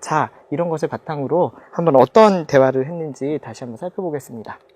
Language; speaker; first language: Korean; native; Korean